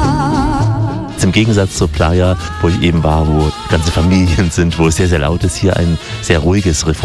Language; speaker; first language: German; native; German